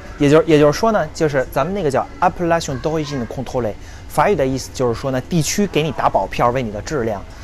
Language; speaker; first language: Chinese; native; Chinese